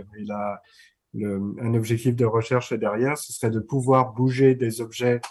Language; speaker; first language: French; native; French